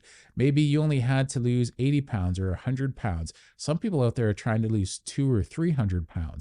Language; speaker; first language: English; native; English